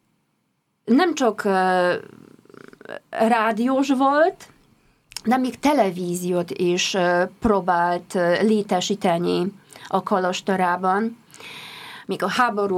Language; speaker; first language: Hungarian; non-native, fluent; Polish